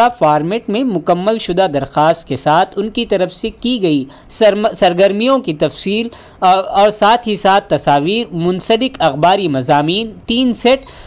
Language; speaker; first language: Urdu; native; Urdu